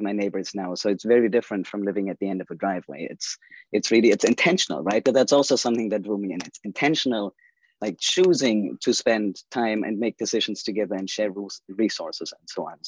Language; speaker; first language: English; non-native, fluent; German